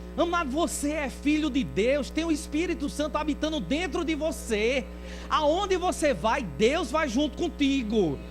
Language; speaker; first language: Portuguese; native; Portuguese